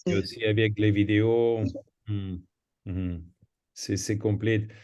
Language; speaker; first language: French; non-native, fluent; Spanish